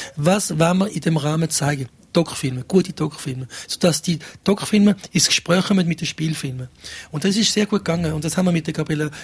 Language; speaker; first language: German; non-native, local second language; French